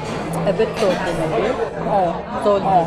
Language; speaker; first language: English; non-native, learner; Arabic